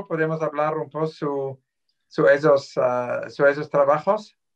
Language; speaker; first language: Spanish; non-native, fluent; Swiss German